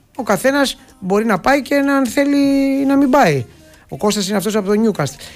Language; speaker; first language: Greek; native; Greek